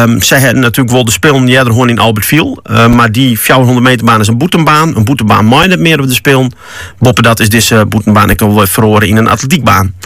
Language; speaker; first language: Dutch; non-native, local second language; Western Frisian